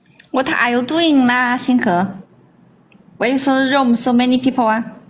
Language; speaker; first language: English; non-native, learner; Chinese